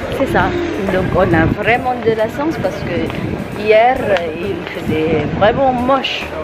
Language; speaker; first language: French; non-native, fluent; Sundanese